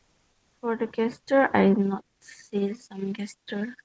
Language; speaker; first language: English; non-native, learner; Indonesian